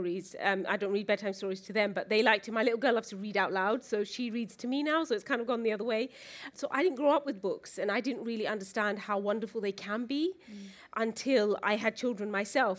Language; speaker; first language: English; native; English